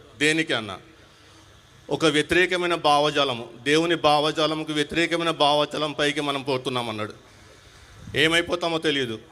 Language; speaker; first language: Telugu; non-native, local second language; Hindi